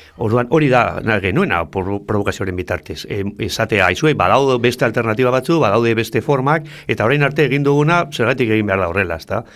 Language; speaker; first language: Basque; non-native, local second language; Spanish